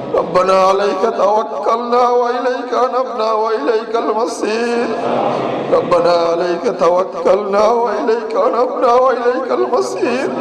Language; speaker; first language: Arabic; non-native, fluent; Bangla